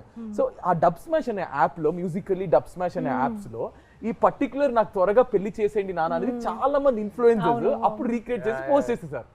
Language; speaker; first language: Telugu; native; Telugu